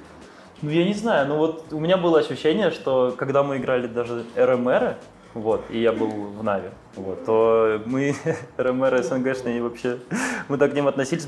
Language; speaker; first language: Russian; native; Russian